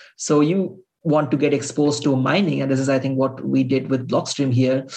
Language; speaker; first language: English; non-native, local second language; Bangla